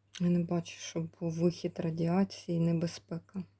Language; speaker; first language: Ukrainian; native; Ukrainian